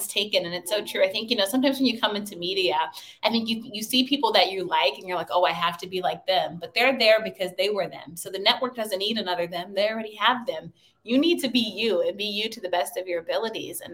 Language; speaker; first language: English; native; English